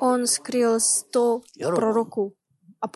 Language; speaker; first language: Czech; non-native, fluent; Korean